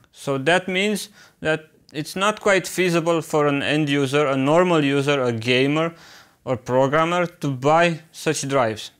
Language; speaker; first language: English; non-native, fluent; Romanian